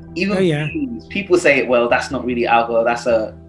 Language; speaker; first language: English; non-native, local second language; Yoruba